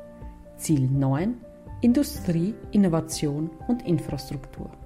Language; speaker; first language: German; native; German